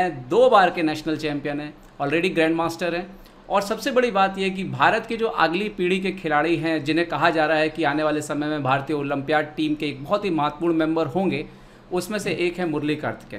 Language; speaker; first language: Hindi; native; Hindi